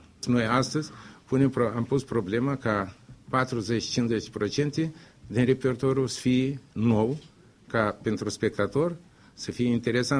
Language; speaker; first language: Romanian; non-native, local second language; Russian